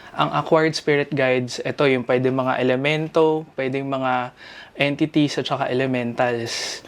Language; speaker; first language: Filipino; native; Filipino